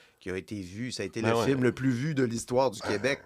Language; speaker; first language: French; native; French